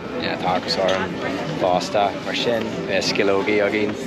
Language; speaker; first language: Irish; non-native, local second language; English